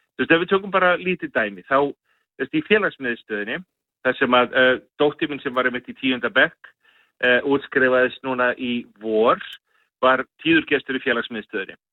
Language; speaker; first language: Icelandic; native; Icelandic